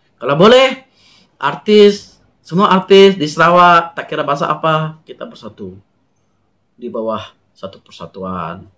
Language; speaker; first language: Malay; non-native, local second language; Iban